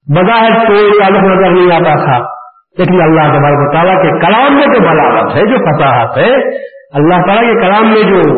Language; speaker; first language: Urdu; native; Urdu